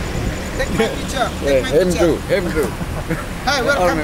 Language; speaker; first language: English; non-native, learner; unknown